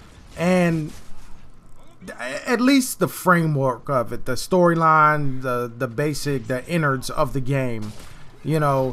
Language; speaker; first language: English; native; English